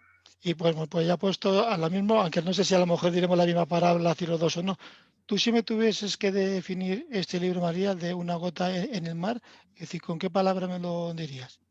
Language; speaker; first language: Spanish; native; Spanish